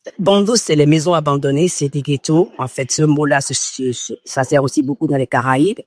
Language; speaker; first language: French; non-native, local second language; Fon